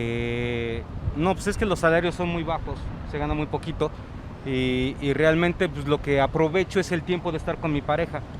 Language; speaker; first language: Spanish; native; Spanish